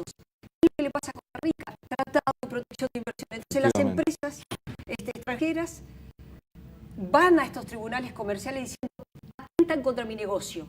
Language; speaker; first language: Spanish; native; Spanish